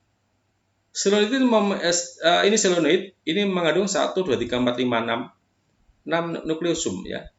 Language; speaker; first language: Indonesian; native; Indonesian